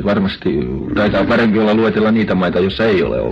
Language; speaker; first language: Finnish; native; Finnish